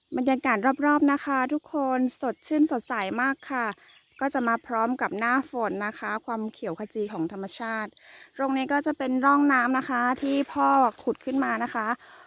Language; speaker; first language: Thai; non-native, local second language; S'gaw Karen